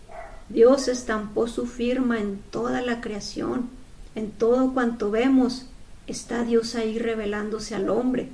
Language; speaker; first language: Spanish; native; Spanish